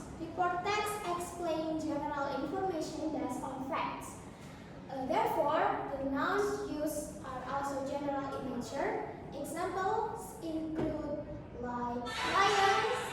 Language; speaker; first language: English; non-native, learner; Indonesian